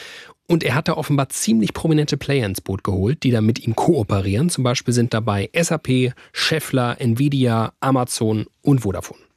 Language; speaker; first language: German; native; German